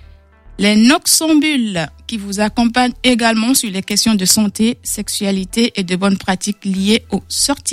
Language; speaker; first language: French; native; French